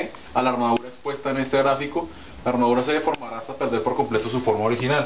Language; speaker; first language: Spanish; native; Spanish